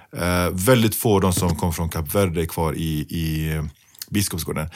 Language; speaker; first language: Swedish; early bilingual, other home language; Pashto